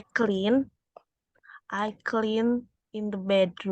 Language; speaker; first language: English; non-native, learner; Indonesian